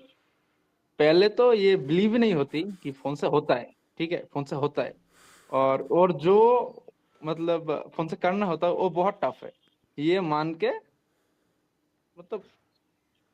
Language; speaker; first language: Hindi; non-native, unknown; Bangla